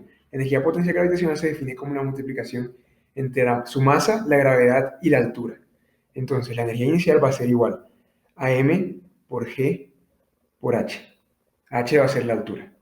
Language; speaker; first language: Spanish; native; Spanish